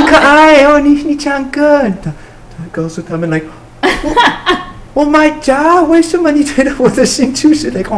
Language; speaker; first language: Chinese; non-native, learner; English